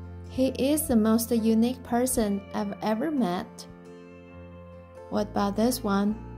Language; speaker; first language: English; non-native, fluent; Chinese